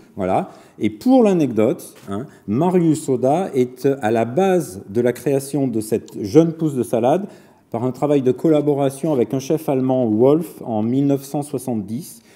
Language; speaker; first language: French; native; French